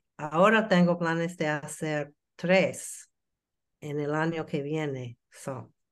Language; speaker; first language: Spanish; non-native, learner; English